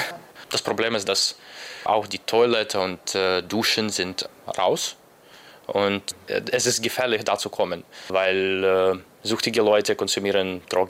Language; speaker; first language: German; non-native, learner; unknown